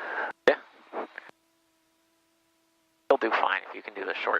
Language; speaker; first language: English; native; English